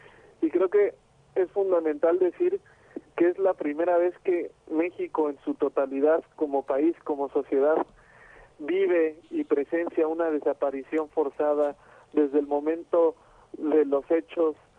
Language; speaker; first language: Spanish; native; Spanish